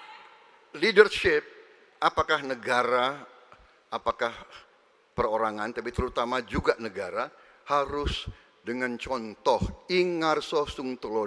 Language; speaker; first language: Indonesian; native; Indonesian